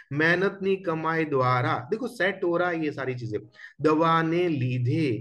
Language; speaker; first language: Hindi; non-native, local second language; Gujarati